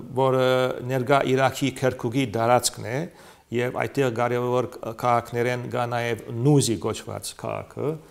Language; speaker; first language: Armenian; early bilingual, heritage; Armenian